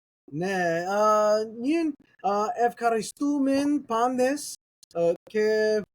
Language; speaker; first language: Greek; non-native, learner; English